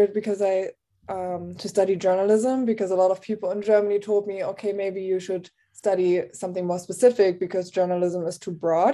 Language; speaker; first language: English; non-native, fluent; German